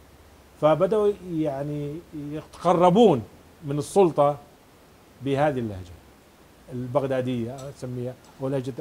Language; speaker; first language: Arabic; native; Arabic